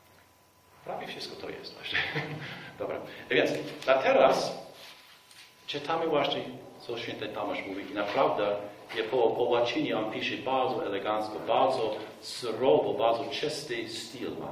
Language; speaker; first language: Polish; non-native, fluent; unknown